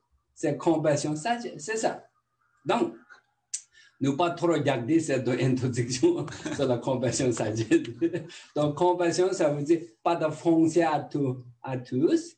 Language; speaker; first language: French; non-native, learner; Tibetan